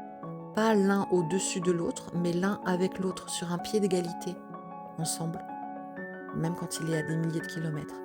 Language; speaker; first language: French; native; French